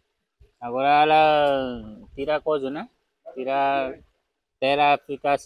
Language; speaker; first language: Portuguese; non-native, learner; Vietnamese